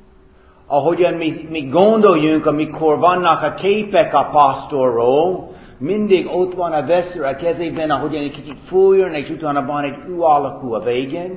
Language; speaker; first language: Hungarian; non-native, fluent; English